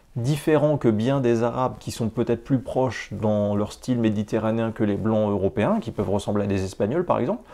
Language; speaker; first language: French; native; French